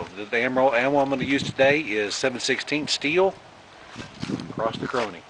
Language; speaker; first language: English; native; English